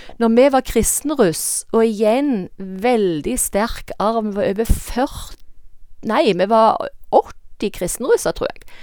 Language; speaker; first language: Norwegian; native; Norwegian